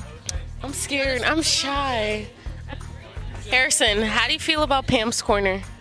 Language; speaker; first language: English; native; English